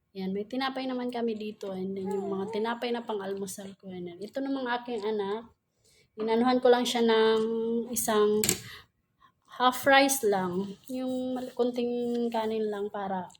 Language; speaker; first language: Filipino; non-native, local second language; Cebuano